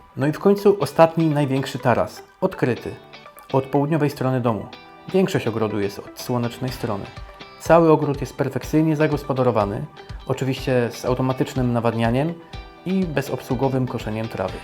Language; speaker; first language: Polish; native; Polish